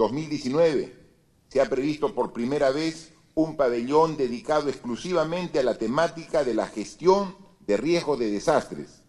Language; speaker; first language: Spanish; native; Spanish